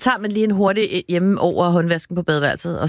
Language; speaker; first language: Danish; native; Danish